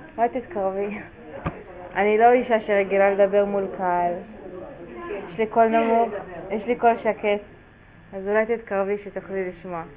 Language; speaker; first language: Hebrew; native; Hebrew